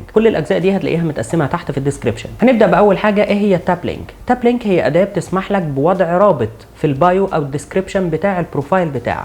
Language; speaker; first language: Arabic; native; Arabic